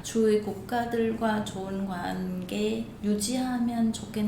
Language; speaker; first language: Korean; non-native, fluent; Vietnamese